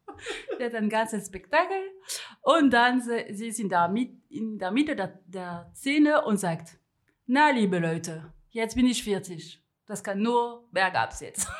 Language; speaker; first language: German; non-native, fluent; French